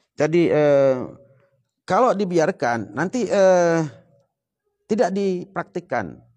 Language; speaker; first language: Indonesian; non-native, local second language; Sasak